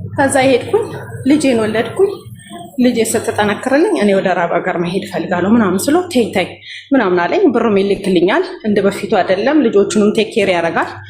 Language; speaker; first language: Amharic; native; Amharic